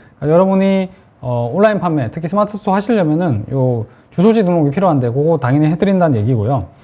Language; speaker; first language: Korean; native; Korean